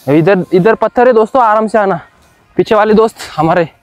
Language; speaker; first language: Hindi; non-native, local second language; Marathi